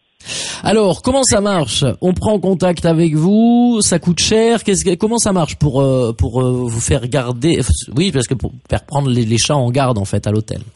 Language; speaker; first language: French; native; French